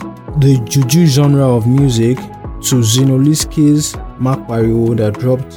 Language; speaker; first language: English; non-native, local second language; Yoruba